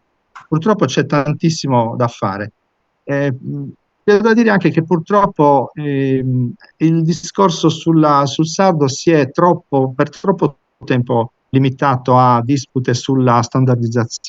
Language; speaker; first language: Italian; native; Italian